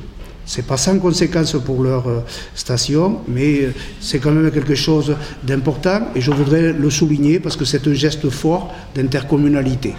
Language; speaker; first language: French; native; French